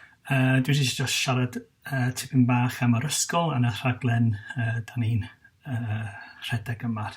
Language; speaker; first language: Welsh; non-native, local second language; English